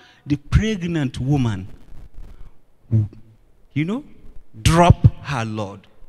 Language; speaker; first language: English; non-native, local second language; Hausa